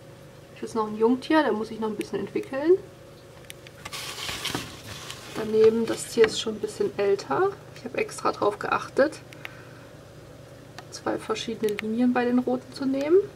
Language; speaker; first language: German; native; German